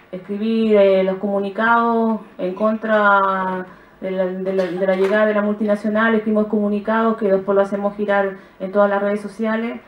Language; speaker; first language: Spanish; native; Spanish